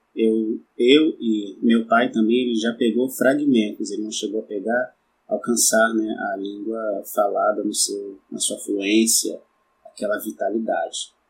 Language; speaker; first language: Portuguese; native; Portuguese